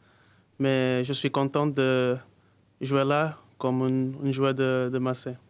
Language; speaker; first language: French; non-native, learner; English